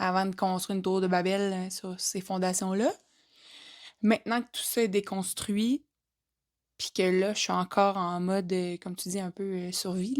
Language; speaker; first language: French; native; French